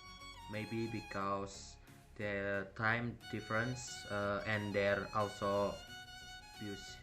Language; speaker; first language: English; non-native, learner; Indonesian